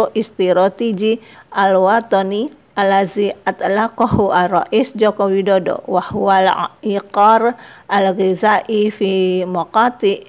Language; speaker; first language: Arabic; non-native, fluent; Indonesian